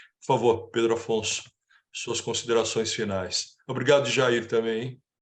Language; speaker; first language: Portuguese; native; Portuguese